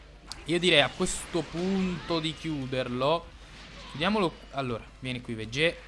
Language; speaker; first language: Italian; native; Italian